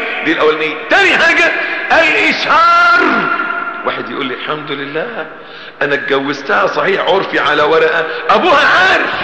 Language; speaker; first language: Arabic; native; Arabic